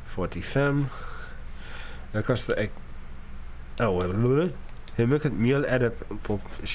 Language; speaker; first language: Swedish; non-native, learner; English